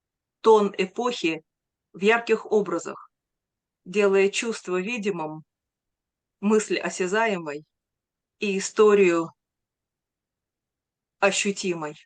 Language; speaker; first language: Russian; native; Russian